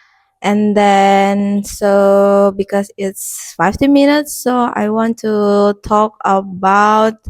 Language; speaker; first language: English; non-native, learner; Indonesian